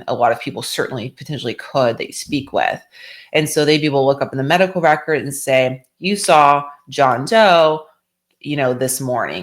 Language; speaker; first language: English; native; English